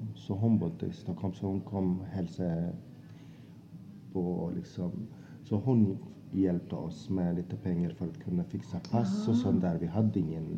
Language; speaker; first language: Swedish; non-native, fluent; Azerbaijani